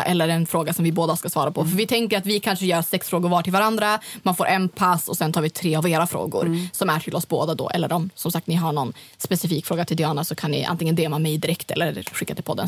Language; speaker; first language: Swedish; native; Swedish